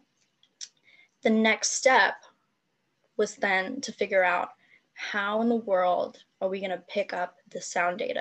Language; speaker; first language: English; non-native, local second language; Cantonese